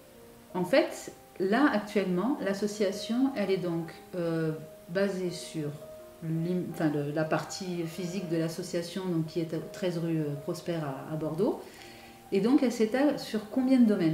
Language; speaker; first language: French; native; French